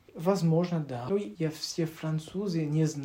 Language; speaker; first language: Russian; non-native, learner; French